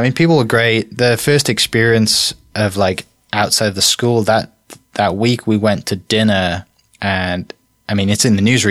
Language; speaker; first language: English; native; English